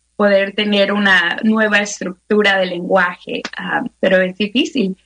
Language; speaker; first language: Spanish; native; Spanish